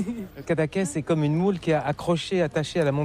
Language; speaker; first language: French; native; French